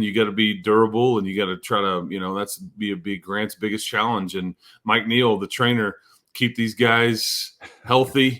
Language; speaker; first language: English; native; English